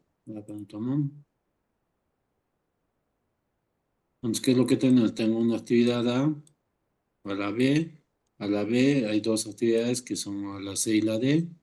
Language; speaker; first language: Spanish; native; Spanish